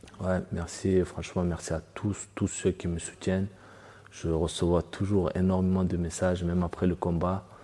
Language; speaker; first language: French; early bilingual, other home language; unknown